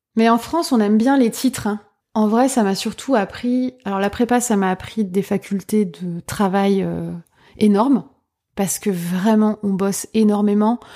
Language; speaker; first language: French; native; French